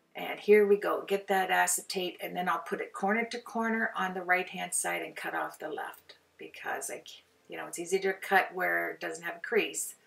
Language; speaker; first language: English; native; English